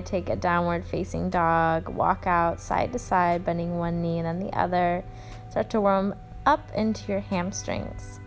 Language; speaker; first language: English; native; English